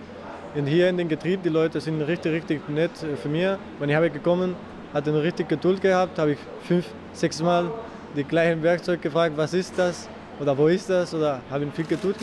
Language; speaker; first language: German; non-native, learner; Spanish